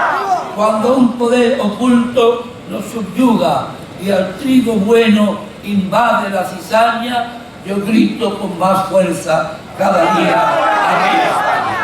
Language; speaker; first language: Spanish; native; Spanish